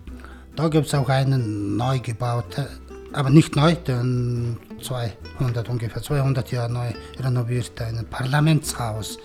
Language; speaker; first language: German; non-native, learner; Mongolian